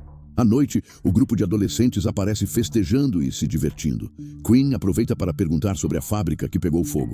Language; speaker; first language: Portuguese; native; Portuguese